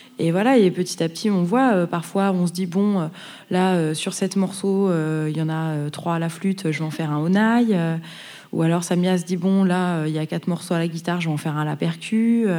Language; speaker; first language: French; native; French